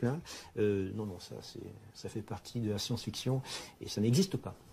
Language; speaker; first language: French; native; French